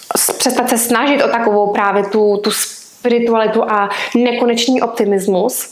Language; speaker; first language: Czech; native; Czech